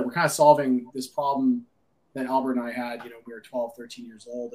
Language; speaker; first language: English; native; English